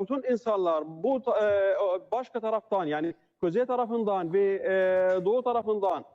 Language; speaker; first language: Turkish; non-native, learner; Arabic